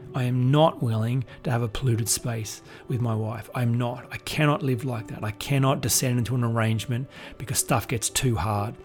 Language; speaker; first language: English; native; English